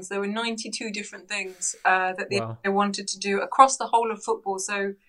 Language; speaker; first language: English; native; English